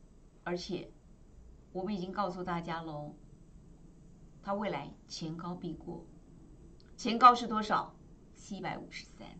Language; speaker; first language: Chinese; native; Chinese